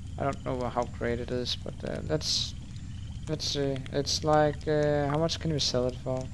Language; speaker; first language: English; non-native, fluent; Danish